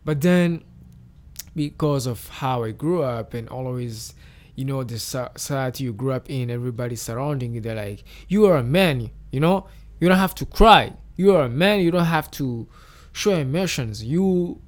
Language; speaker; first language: English; non-native, local second language; Kinyarwanda